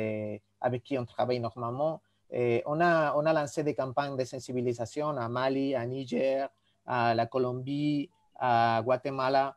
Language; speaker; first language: French; non-native, fluent; Spanish